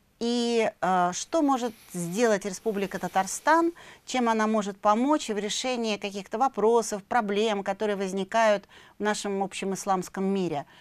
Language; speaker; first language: Russian; native; Russian